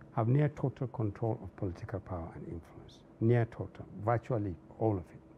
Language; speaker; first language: English; non-native, local second language; Hausa